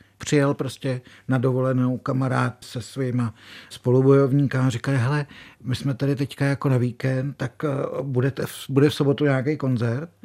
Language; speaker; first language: Czech; native; Czech